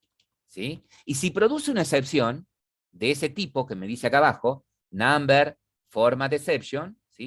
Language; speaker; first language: Spanish; native; Spanish